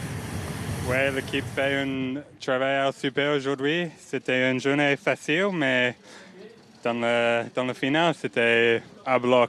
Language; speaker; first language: French; non-native, learner; English